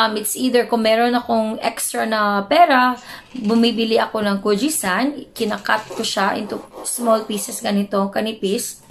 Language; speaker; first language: Filipino; native; Filipino